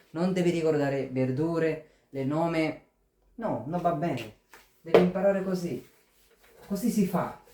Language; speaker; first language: Italian; non-native, fluent; Bangla